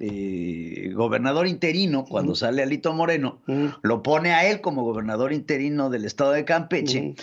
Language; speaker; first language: Spanish; native; Spanish